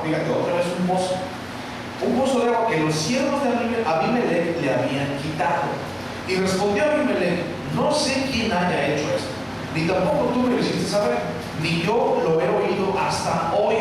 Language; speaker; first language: Spanish; native; Spanish